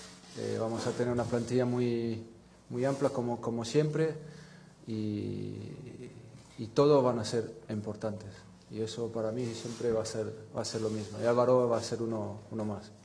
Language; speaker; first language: Spanish; non-native, fluent; French